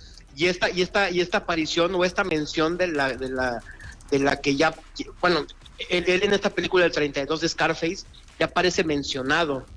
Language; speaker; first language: Spanish; native; Spanish